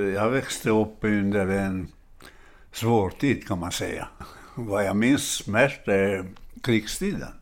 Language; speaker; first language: Swedish; non-native, fluent; Italian